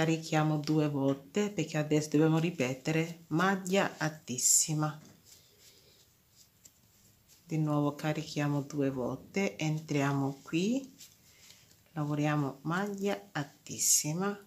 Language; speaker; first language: Italian; non-native, fluent; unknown